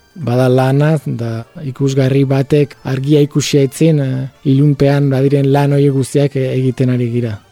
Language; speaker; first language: Basque; non-native, fluent; Spanish